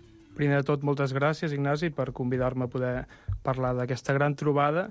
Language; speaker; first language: Catalan; native; Catalan